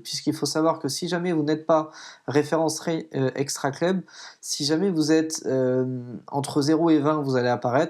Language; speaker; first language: French; native; French